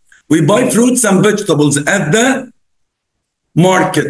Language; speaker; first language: English; non-native, fluent; Arabic